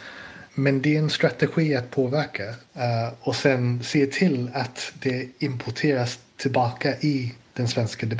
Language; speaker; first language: Swedish; non-native, fluent; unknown